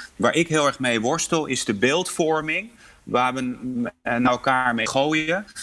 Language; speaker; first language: Dutch; early bilingual, other home language; Polish